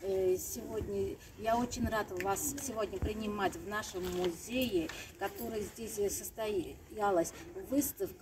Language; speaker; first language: Russian; non-native, fluent; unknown